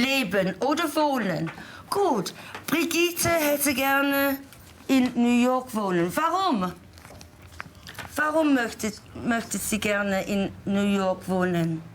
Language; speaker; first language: German; non-native, fluent; English